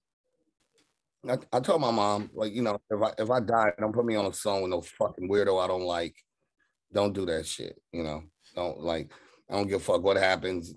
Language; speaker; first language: English; native; English